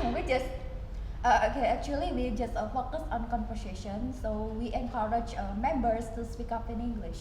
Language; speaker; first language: English; non-native, learner; Indonesian